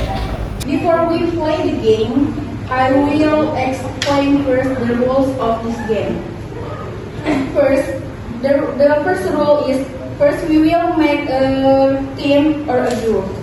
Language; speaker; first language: English; non-native, learner; Indonesian